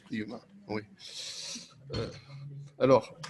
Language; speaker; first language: French; native; French